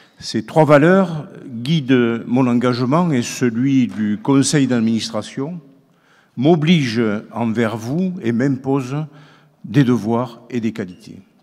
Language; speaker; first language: French; native; French